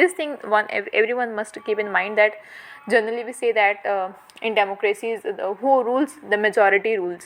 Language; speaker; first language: English; non-native, local second language; Hindi